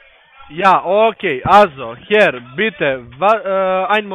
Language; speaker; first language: German; non-native, learner; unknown